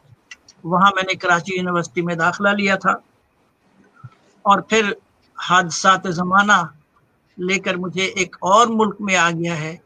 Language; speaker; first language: Urdu; native; Urdu